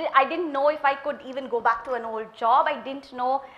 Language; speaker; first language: English; non-native, local second language; Malayalam